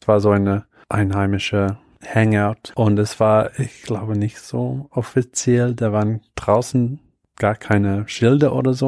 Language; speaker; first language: German; non-native, fluent; English